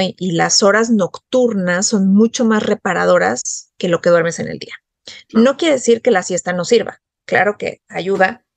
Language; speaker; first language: Spanish; native; Spanish